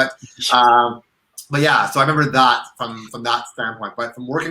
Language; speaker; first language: English; native; English